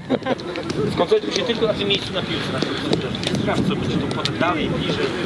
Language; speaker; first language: Polish; native; Polish